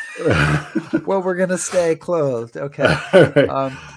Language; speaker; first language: English; native; English